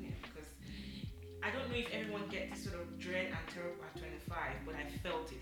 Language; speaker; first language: English; non-native, local second language; Yoruba